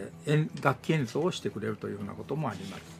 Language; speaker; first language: Japanese; native; Japanese